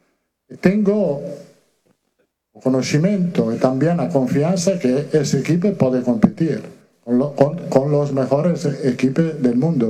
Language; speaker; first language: Portuguese; non-native, fluent; Italian